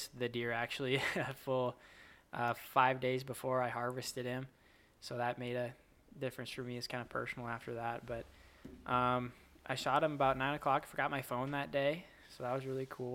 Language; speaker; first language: English; native; English